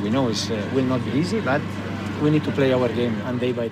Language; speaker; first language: English; non-native, learner; Italian